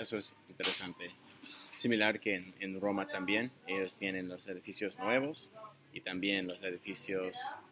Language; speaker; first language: Spanish; non-native, learner; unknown